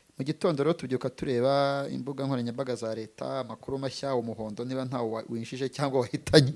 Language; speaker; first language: Kinyarwanda; native; Kinyarwanda